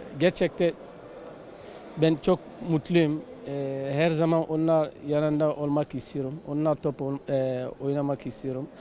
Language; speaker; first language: Turkish; non-native, learner; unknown